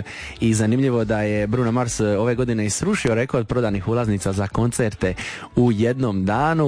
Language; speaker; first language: Serbian; native; Serbian